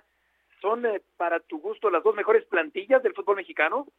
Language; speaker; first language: Spanish; native; Spanish